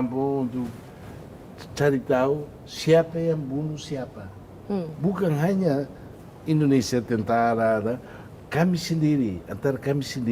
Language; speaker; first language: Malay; non-native, fluent; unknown